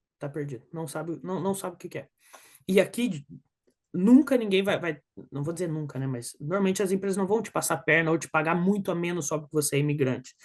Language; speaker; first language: Portuguese; native; Portuguese